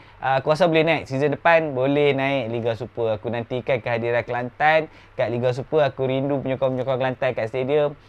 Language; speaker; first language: Malay; native; Malay